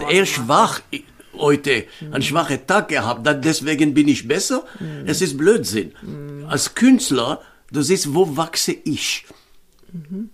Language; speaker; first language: German; non-native, fluent; Hebrew